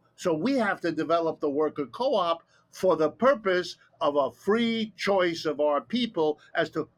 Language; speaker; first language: English; early bilingual, other home language; German